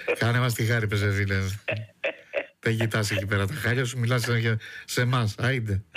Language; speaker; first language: Greek; native; Greek